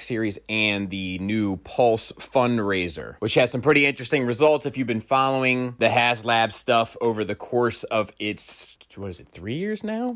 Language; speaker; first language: English; native; English